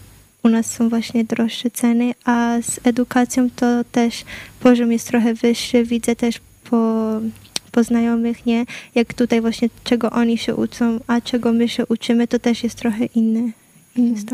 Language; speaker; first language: Polish; early bilingual, heritage; Polish